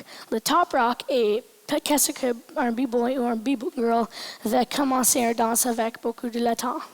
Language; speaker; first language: French; non-native, local second language; English